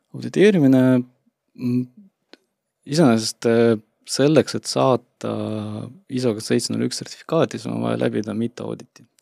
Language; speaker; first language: Estonian; non-native, local second language; Russian